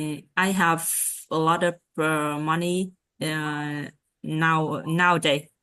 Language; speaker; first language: English; non-native, learner; Vietnamese